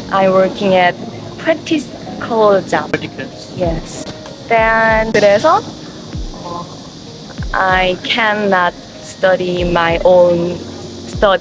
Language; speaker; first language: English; non-native, learner; Korean